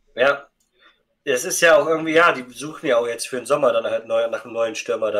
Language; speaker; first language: German; native; German